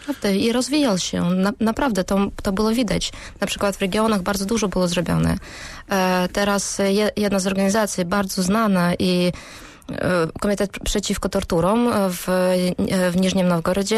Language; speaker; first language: Polish; non-native, fluent; Russian